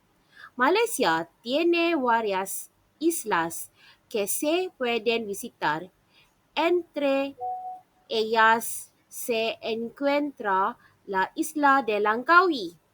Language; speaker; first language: Spanish; non-native, learner; Malay